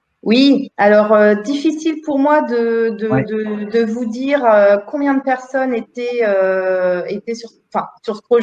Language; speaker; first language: French; native; French